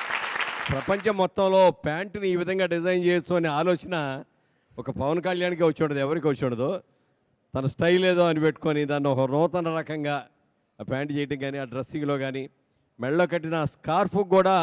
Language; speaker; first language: Telugu; native; Telugu